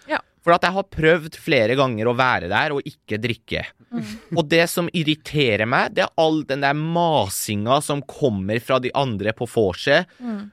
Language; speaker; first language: Norwegian; native; Norwegian